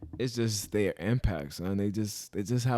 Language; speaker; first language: English; native; English